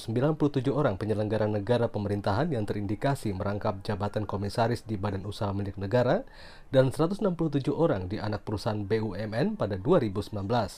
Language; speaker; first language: Indonesian; native; Indonesian